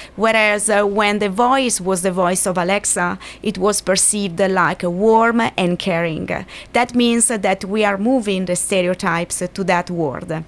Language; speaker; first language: English; non-native, fluent; Italian